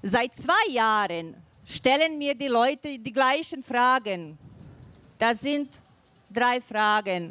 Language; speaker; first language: German; non-native, fluent; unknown